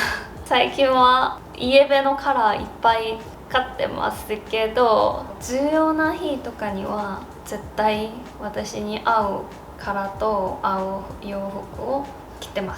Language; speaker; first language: Japanese; non-native, learner; Korean